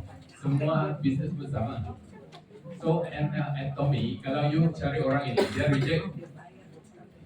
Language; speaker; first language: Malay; non-native, local second language; Chinese